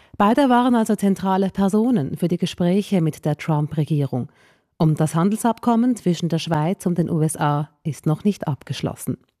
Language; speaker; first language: German; native; German